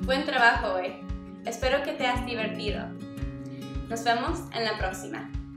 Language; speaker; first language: Spanish; non-native, learner; English